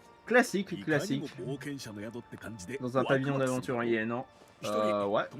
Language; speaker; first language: French; native; French